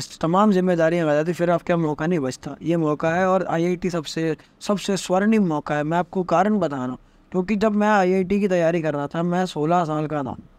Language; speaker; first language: Hindi; native; Hindi